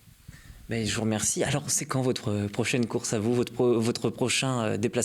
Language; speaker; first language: French; native; French